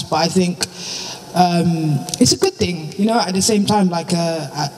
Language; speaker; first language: English; native; English